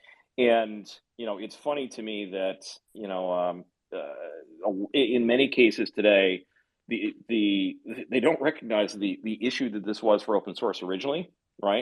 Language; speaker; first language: English; native; English